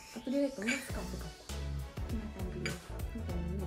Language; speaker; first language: Japanese; native; Japanese